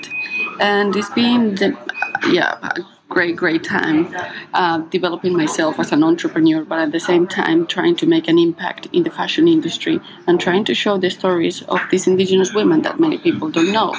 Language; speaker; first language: English; non-native, fluent; Spanish